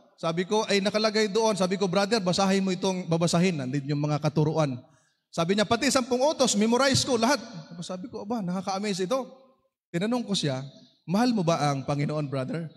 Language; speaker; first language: Filipino; native; Filipino